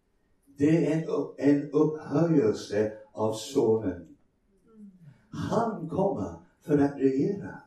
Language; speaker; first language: Swedish; non-native, fluent; English